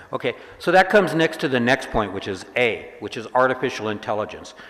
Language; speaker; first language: English; native; English